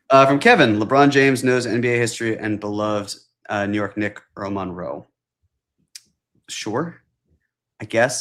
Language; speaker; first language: English; native; English